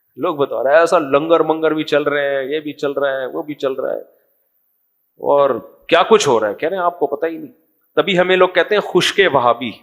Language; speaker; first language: Urdu; native; Urdu